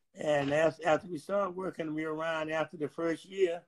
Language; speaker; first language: English; native; English